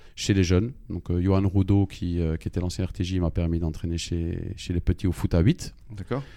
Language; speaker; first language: French; native; French